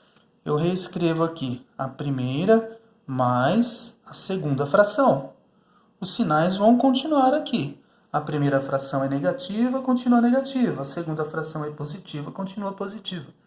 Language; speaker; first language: Portuguese; native; Portuguese